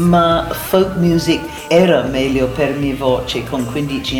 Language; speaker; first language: Italian; non-native, learner; English